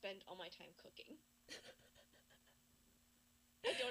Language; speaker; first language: English; native; English